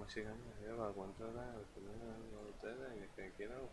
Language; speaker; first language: Spanish; non-native, local second language; Catalan